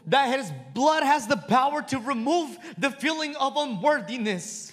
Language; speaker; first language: English; non-native, fluent; Spanish